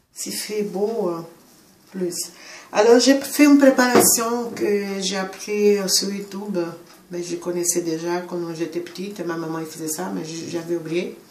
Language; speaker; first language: French; non-native, fluent; Portuguese